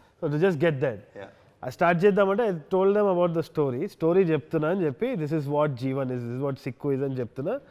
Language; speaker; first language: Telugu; native; Telugu